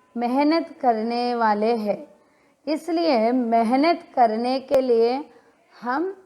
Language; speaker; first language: Hindi; non-native, local second language; Telugu